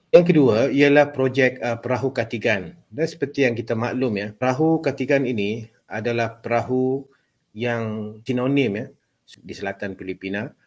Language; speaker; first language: Malay; native; Malay